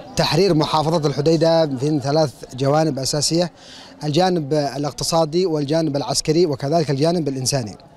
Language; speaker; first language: Arabic; native; Arabic